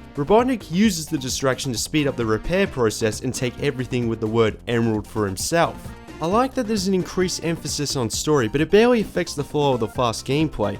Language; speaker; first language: English; native; English